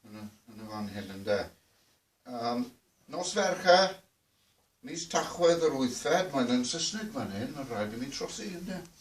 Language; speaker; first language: Welsh; non-native, fluent; English